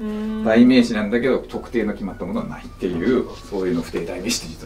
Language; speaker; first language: Japanese; native; Japanese